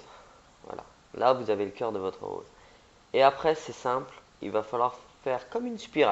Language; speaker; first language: French; native; French